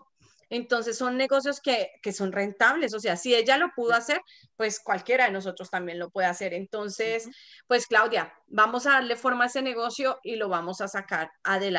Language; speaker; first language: Spanish; native; Spanish